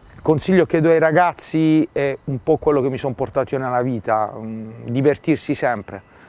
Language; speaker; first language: Italian; native; Italian